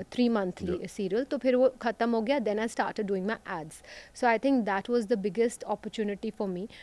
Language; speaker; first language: Hindi; native; Hindi